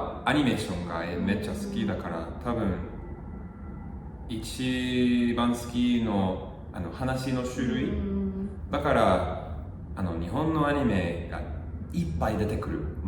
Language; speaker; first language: Japanese; non-native, learner; English